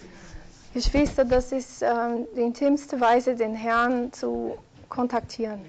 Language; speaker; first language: German; non-native, fluent; Portuguese